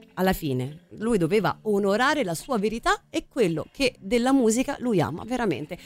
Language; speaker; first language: Italian; native; Italian